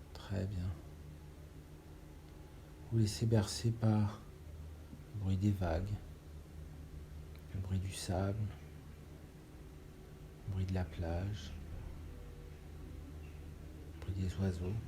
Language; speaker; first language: French; native; French